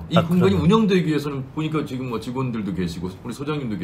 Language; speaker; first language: Korean; native; Korean